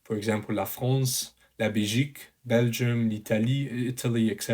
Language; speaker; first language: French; non-native, learner; English